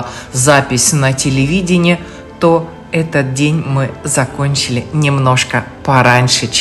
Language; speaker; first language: Russian; native; Russian